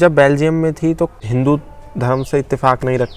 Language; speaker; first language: Hindi; native; Hindi